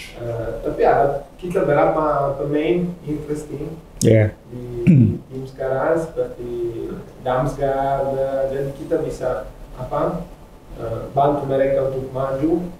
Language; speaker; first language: Indonesian; non-native, fluent; Italian